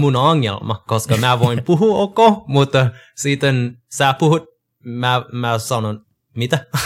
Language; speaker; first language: Finnish; non-native, learner; English